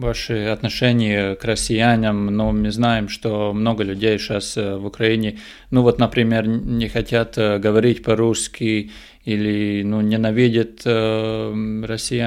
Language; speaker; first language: Russian; non-native, local second language; Latvian